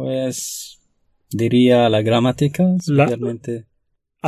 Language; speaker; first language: Spanish; non-native, fluent; Arabic